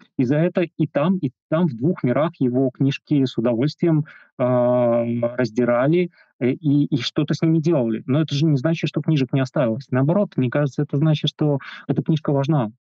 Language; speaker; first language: Russian; native; Russian